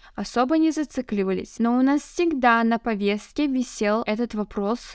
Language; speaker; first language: Russian; non-native, local second language; Kazakh